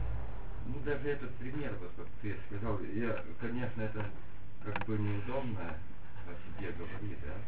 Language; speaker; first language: Russian; non-native, fluent; Lithuanian